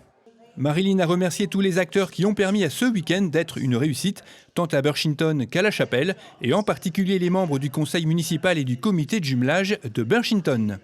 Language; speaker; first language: French; native; French